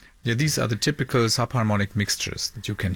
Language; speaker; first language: English; non-native, fluent; German